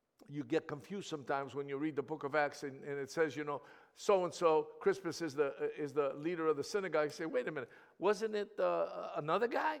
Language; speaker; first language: English; early bilingual, other home language; Greek